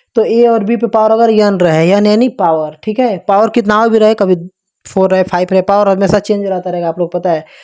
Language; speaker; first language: Hindi; native; Hindi